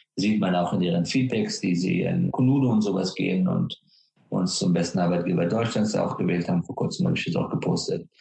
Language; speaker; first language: German; non-native, fluent; Persian